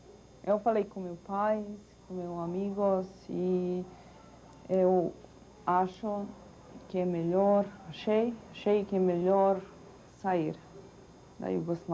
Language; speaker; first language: Portuguese; non-native, learner; Serbian